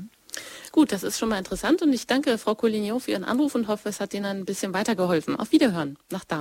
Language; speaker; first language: German; native; German